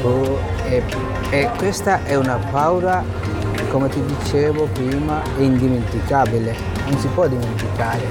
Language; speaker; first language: Italian; non-native, fluent; Bangla